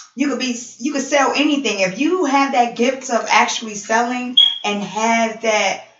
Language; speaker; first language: English; native; English